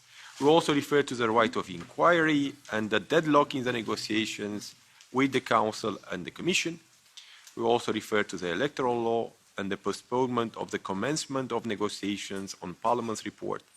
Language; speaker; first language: English; non-native, fluent; Romanian